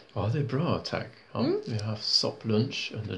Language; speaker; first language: Swedish; non-native, fluent; English